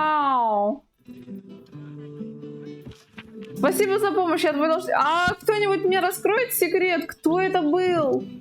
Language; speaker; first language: Russian; native; Russian